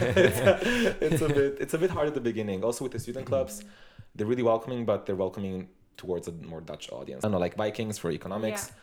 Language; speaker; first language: English; non-native, fluent; Italian